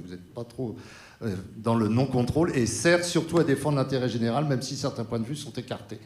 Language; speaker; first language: French; native; French